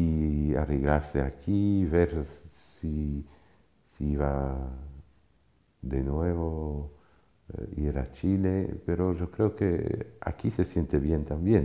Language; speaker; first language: Spanish; non-native, fluent; French